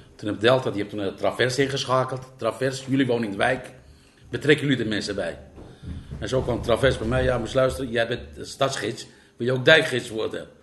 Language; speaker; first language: Dutch; non-native, fluent; Turkish